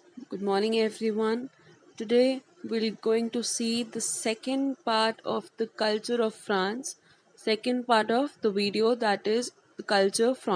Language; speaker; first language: English; non-native, local second language; Hindi